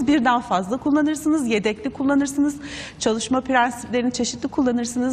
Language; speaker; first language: Turkish; native; Turkish